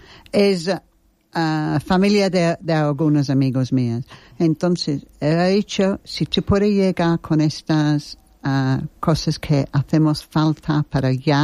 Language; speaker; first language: Spanish; non-native, learner; English